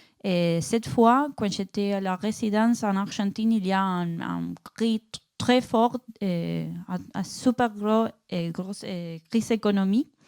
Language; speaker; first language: French; non-native, learner; Spanish